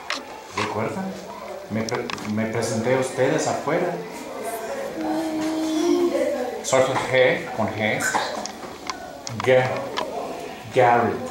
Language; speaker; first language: Spanish; non-native, fluent; English